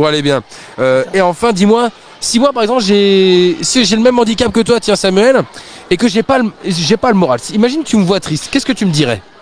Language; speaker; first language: French; native; French